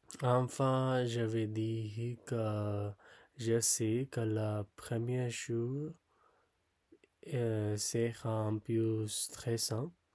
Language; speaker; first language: French; non-native, learner; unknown